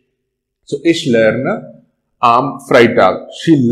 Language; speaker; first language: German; non-native, learner; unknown